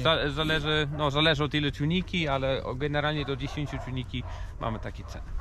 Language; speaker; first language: Polish; non-native, learner; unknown